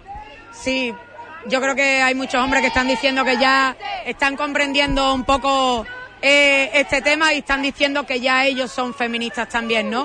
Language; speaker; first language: Spanish; native; Spanish